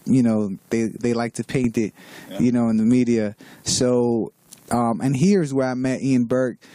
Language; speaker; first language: English; native; English